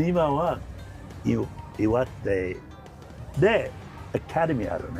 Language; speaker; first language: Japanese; non-native, learner; English